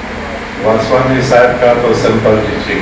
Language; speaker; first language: Hindi; early bilingual, heritage; Hindi